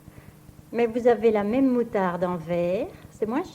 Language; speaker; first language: French; native; French